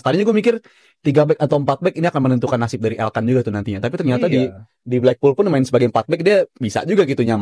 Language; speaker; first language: Indonesian; native; Indonesian